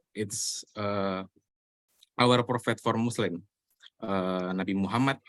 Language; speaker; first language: English; non-native, learner; Indonesian